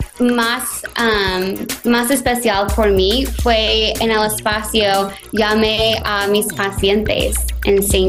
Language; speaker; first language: Spanish; non-native, fluent; English